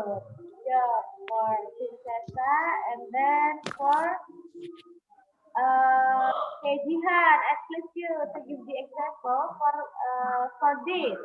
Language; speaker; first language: English; non-native, fluent; Indonesian